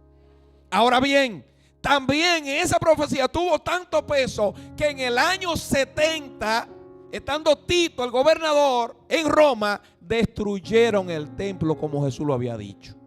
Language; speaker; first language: Spanish; native; Spanish